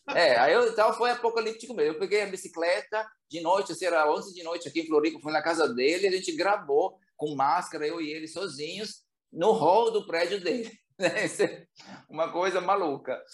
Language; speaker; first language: Portuguese; non-native, fluent; Italian